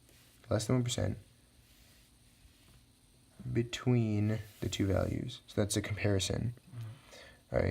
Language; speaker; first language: English; native; English